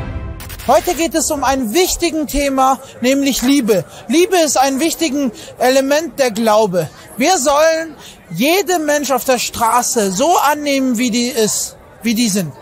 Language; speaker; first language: German; non-native, fluent; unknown